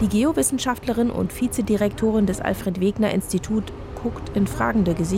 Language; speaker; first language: German; native; German